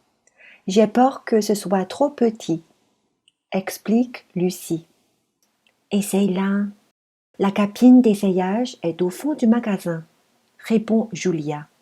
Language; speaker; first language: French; non-native, fluent; Chinese